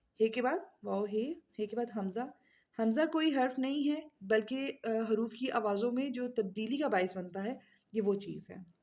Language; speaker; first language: Urdu; native; Urdu